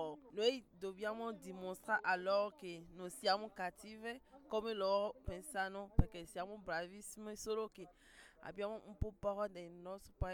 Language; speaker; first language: Italian; non-native, learner; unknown